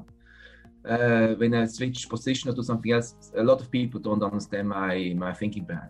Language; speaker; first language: English; non-native, fluent; German